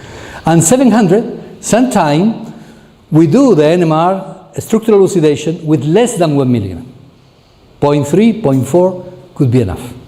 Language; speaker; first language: English; non-native, fluent; Spanish